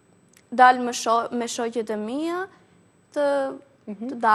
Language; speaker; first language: Albanian; early bilingual, heritage; Albanian